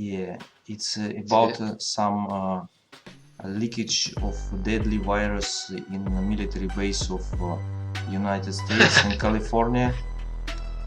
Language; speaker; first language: English; non-native, learner; Russian